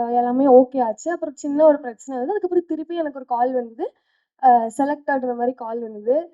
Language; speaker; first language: Tamil; native; Tamil